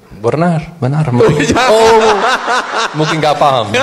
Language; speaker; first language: Indonesian; non-native, learner; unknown